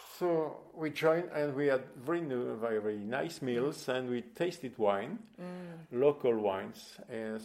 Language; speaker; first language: English; non-native, fluent; French